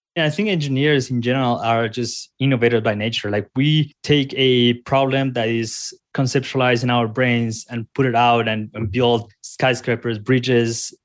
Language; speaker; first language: English; non-native, fluent; Spanish